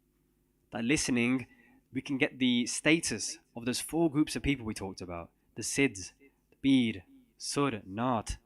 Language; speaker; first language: English; non-native, local second language; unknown